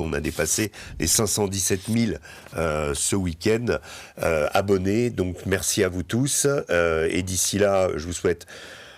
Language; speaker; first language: French; native; French